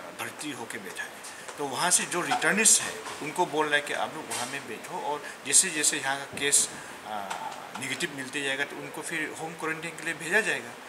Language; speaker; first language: Hindi; non-native, local second language; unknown